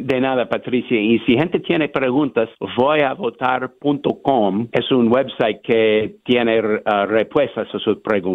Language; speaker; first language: Spanish; non-native, fluent; English